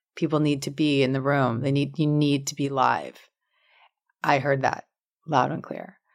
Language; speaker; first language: English; native; English